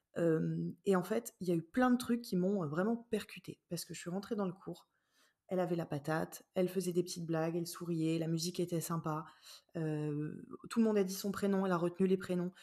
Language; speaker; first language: French; native; French